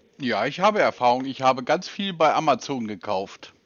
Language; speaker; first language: German; native; German